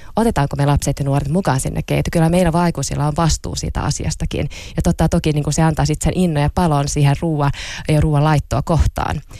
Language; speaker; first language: Finnish; non-native, local second language; Swedish